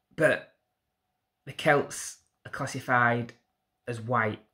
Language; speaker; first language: English; native; English